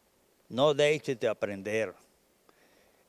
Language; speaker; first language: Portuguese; non-native, learner; Spanish